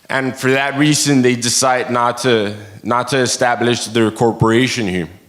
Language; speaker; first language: English; early bilingual, other home language; Spanish